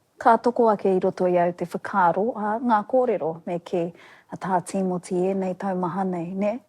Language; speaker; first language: Māori; native; Māori